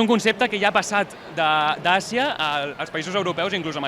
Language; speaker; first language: Catalan; native; Catalan